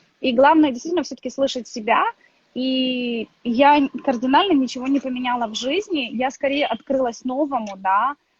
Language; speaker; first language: Russian; native; Russian